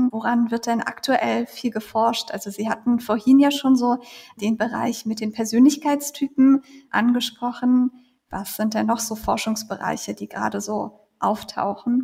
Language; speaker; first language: German; native; German